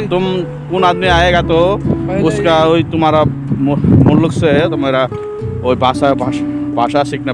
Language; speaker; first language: Hindi; non-native, learner; Nepali